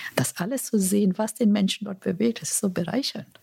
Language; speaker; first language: German; non-native, fluent; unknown